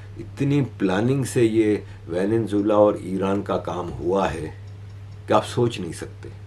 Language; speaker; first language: Hindi; native; Hindi